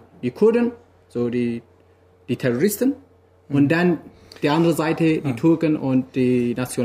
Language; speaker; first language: German; non-native, fluent; Kurdish